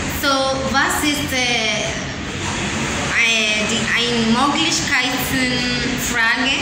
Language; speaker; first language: German; non-native, learner; English